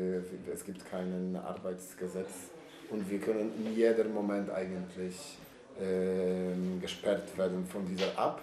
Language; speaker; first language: German; non-native, learner; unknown